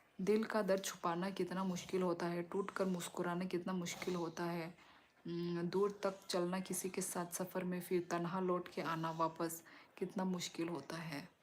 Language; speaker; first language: Hindi; non-native, local second language; Kok Borok